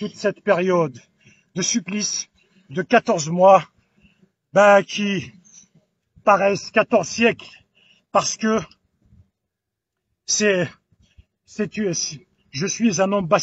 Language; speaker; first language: French; non-native, local second language; Kabyle